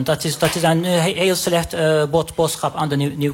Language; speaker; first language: Dutch; non-native, fluent; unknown